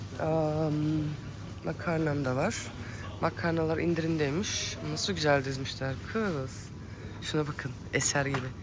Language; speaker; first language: Turkish; early bilingual, heritage; Turkish